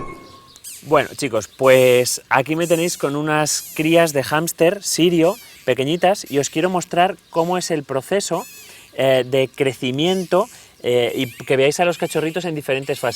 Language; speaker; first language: Spanish; native; Spanish